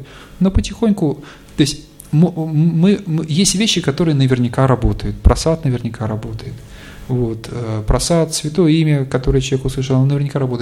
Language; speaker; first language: Russian; native; Russian